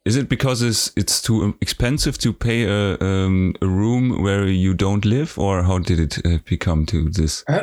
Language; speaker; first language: English; non-native, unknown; German